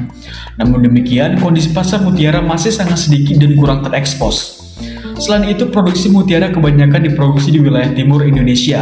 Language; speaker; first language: Indonesian; native; Indonesian